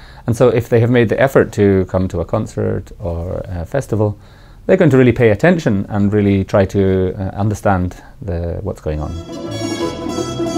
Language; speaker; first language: English; native; English